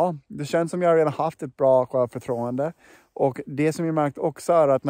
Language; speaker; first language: Swedish; non-native, fluent; English